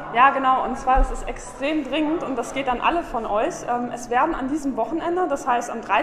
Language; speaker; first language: German; native; German